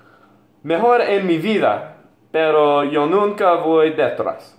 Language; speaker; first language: Spanish; non-native, learner; English